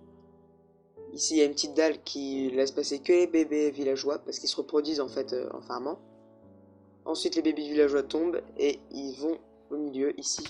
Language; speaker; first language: French; native; French